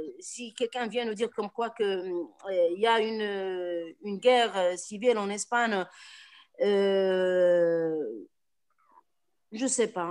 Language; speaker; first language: French; non-native, local second language; Arabic